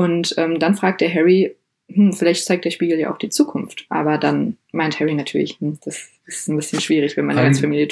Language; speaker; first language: German; native; German